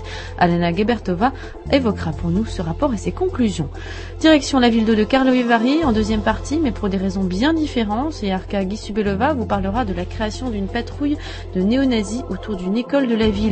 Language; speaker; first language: French; native; French